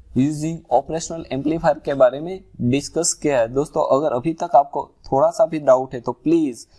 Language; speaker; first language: Hindi; non-native, local second language; Gujarati